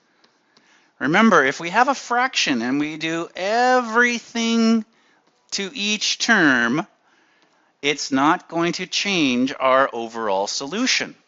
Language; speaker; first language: English; native; English